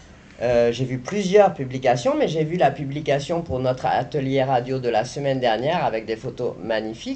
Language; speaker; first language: French; native; French